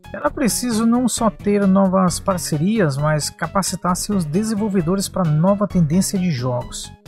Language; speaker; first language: Portuguese; native; Portuguese